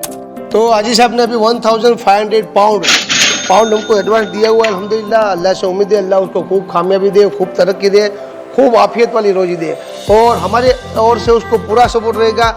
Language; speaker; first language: Hindi; non-native, local second language; Gujarati